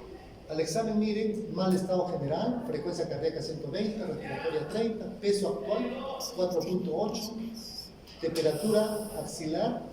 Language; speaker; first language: Spanish; native; Spanish